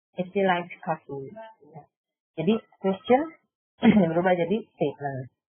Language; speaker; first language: English; non-native, fluent; Indonesian